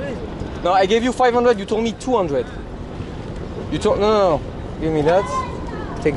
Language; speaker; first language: English; non-native, learner; French